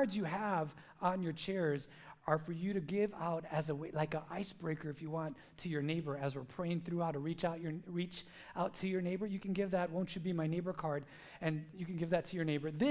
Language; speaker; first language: English; native; English